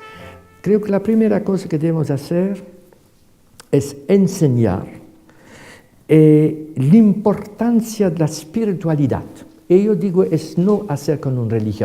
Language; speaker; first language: Spanish; non-native, fluent; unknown